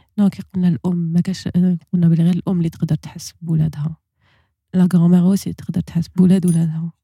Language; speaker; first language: French; non-native, local second language; Arabic